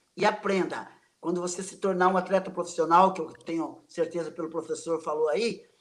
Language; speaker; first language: Portuguese; native; Portuguese